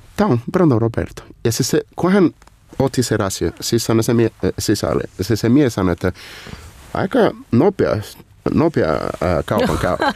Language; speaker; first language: Finnish; non-native, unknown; Portuguese